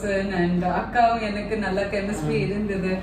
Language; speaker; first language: Tamil; non-native, local second language; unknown